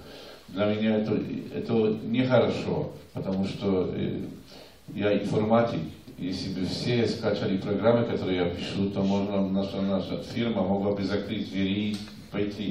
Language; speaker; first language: Russian; non-native, fluent; Polish